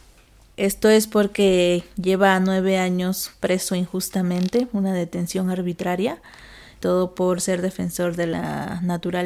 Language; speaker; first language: Spanish; native; Spanish